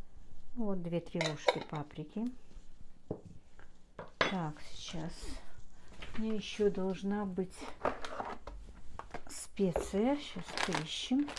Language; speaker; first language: Russian; non-native, local second language; Chechen